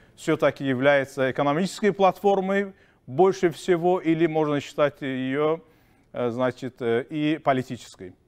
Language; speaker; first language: Russian; non-native, local second language; Azerbaijani